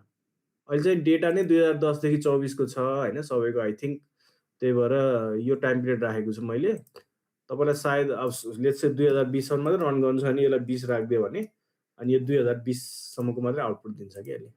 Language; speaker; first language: Nepali; native; Nepali